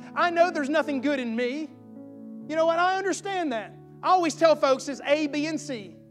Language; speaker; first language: English; native; English